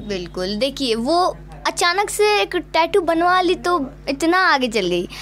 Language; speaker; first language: Hindi; non-native, local second language; Bhojpuri